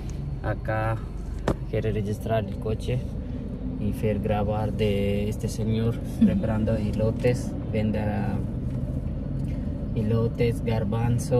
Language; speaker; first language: Spanish; non-native, learner; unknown